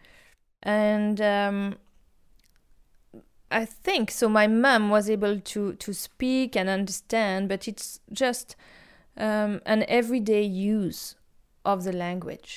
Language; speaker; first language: English; non-native, fluent; French